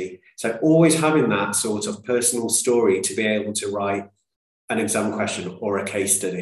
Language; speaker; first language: English; native; English